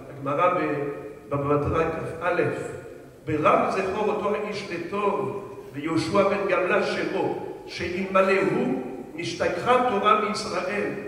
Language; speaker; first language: Hebrew; non-native, fluent; French